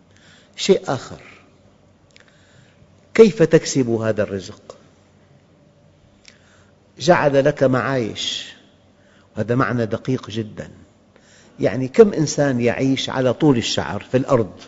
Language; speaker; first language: Arabic; native; Arabic